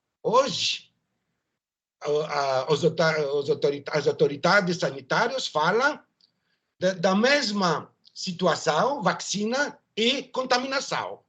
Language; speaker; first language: Portuguese; non-native, learner; French